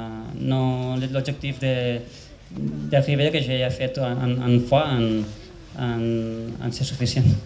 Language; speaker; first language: French; non-native, learner; Spanish